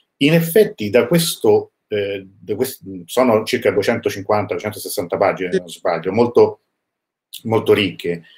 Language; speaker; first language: Italian; native; Italian